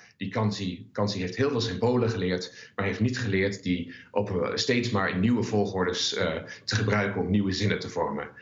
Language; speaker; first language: Dutch; native; Dutch